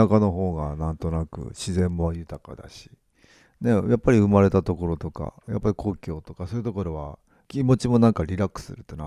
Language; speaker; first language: Japanese; native; Japanese